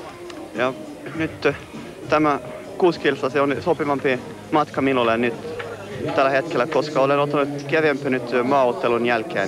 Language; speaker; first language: Finnish; non-native, local second language; Swedish